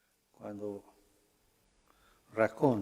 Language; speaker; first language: Italian; non-native, fluent; Spanish